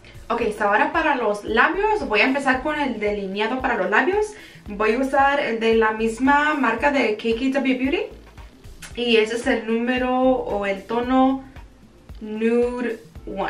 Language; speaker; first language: Spanish; early bilingual, heritage; Spanish